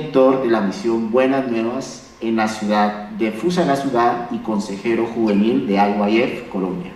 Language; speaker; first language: Spanish; native; Spanish